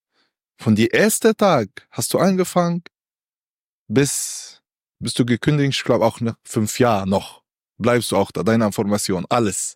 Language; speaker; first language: German; non-native, learner; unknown